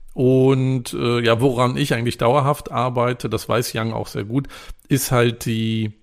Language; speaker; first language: German; native; German